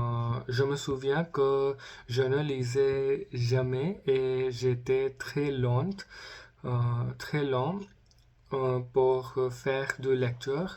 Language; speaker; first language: French; non-native, learner; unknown